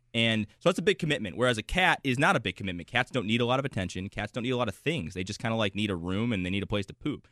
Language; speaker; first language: English; native; English